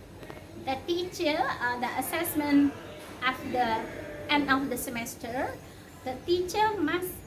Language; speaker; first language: English; non-native, learner; Indonesian